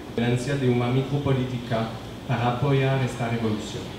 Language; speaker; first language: Portuguese; non-native, learner; French